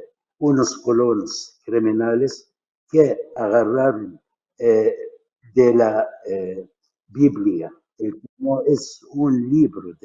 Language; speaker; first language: Spanish; non-native, fluent; Arabic